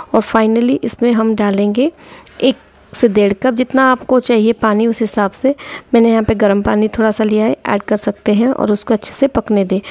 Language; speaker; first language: Hindi; non-native, local second language; Odia